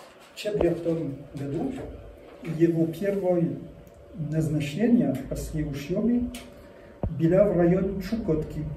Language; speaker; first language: Russian; non-native, learner; French